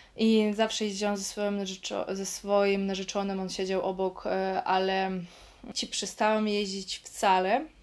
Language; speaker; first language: Polish; non-native, fluent; Russian